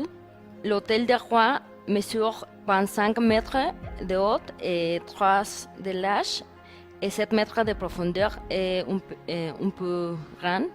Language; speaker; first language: French; non-native, learner; Spanish